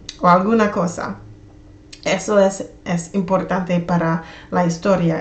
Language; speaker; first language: Spanish; non-native, learner; English